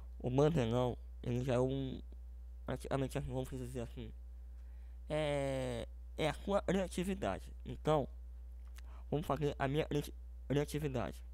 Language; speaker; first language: Portuguese; native; Portuguese